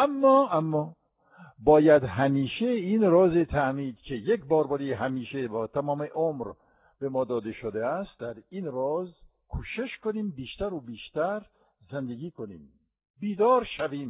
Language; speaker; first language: Persian; non-native, fluent; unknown